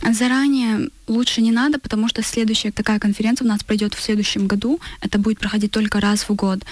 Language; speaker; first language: Russian; non-native, local second language; Chechen